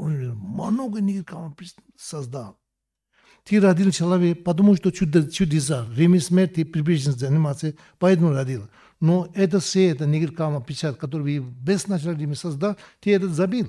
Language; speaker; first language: Russian; non-native, learner; Tibetan